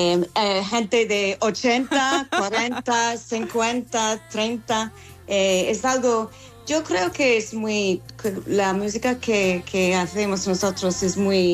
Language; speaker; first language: Spanish; non-native, fluent; English